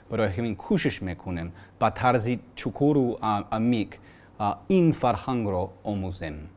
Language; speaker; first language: Persian; non-native, learner; English